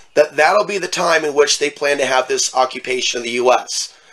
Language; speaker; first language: English; native; English